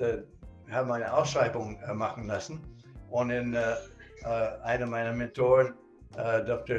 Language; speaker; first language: German; non-native, fluent; English